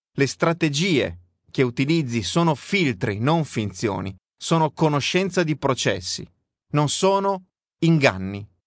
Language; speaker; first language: Italian; native; Italian